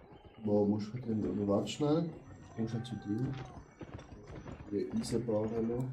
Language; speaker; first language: German; non-native, learner; Portuguese